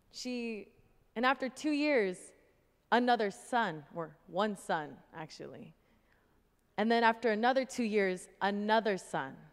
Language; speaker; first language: English; native; English